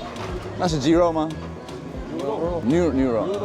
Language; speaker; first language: Chinese; non-native, fluent; English